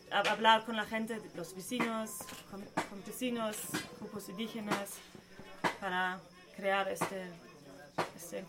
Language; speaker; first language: Spanish; non-native, learner; German